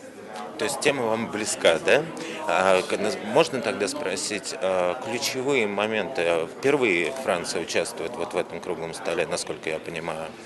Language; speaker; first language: Russian; native; Russian